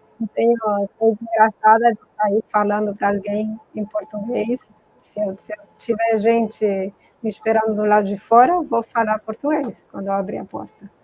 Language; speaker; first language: Portuguese; non-native, fluent; Spanish